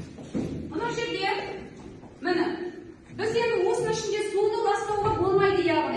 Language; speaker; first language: Kazakh; native; Kazakh